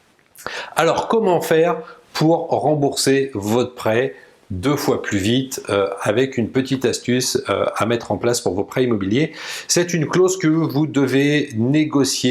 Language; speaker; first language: French; native; French